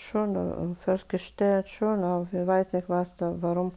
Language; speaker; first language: German; non-native, learner; Russian